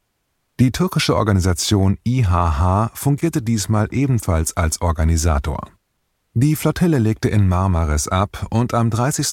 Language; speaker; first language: German; native; German